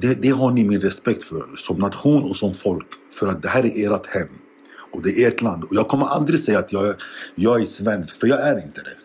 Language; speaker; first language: Swedish; non-native, fluent; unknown